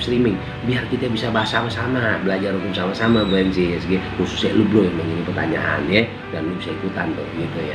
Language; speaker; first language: Indonesian; native; Indonesian